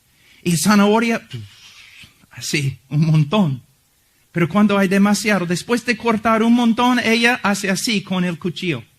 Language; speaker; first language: Spanish; non-native, fluent; English